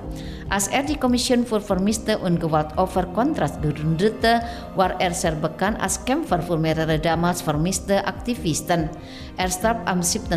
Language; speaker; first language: German; non-native, learner; Indonesian